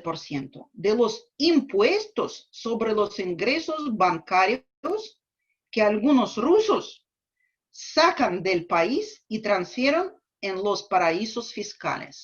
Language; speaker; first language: Spanish; non-native, fluent; Russian